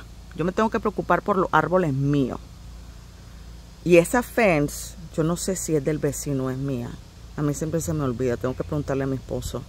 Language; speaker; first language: Spanish; native; Spanish